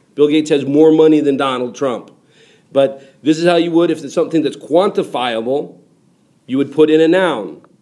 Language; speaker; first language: English; native; English